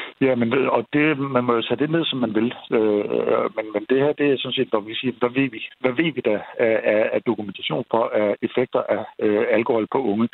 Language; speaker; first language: Danish; native; Danish